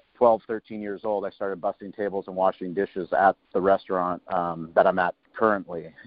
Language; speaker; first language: English; native; English